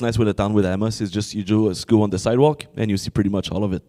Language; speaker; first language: English; non-native, fluent; French